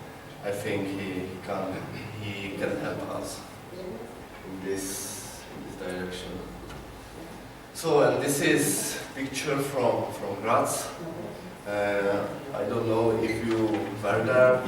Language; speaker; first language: English; non-native, learner; Czech